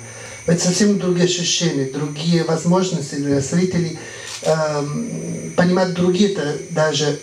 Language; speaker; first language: Russian; non-native, fluent; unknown